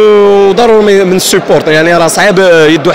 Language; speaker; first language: Arabic; native; Arabic